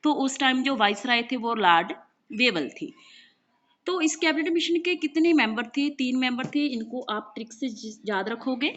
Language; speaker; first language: Hindi; non-native, local second language; Punjabi